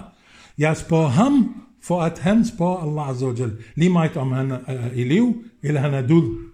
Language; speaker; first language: Danish; non-native, fluent; Arabic